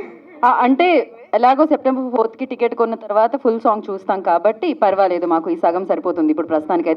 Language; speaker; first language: Telugu; native; Telugu